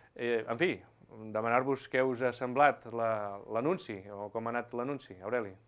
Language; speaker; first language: Catalan; native; Catalan